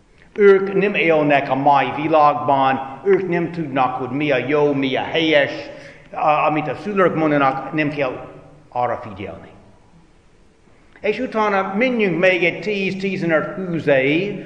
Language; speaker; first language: Hungarian; non-native, fluent; English